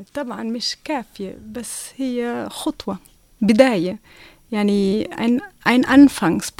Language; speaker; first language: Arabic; non-native, fluent; German